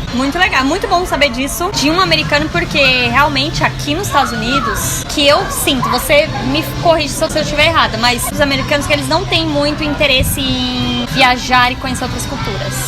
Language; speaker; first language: Portuguese; native; Portuguese